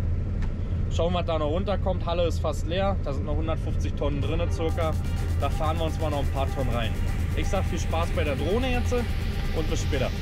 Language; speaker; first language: German; native; German